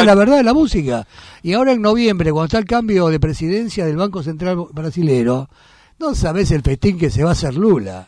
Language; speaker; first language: Spanish; native; Spanish